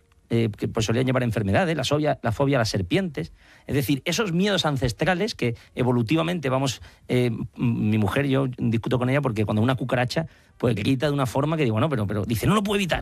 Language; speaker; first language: Spanish; native; Spanish